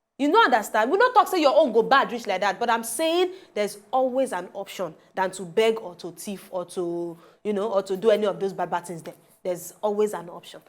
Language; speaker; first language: Nigerian Pidgin; non-native, local second language; Yoruba